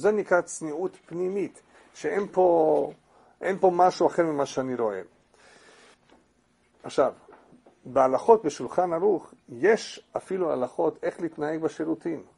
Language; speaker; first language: Hebrew; non-native, fluent; English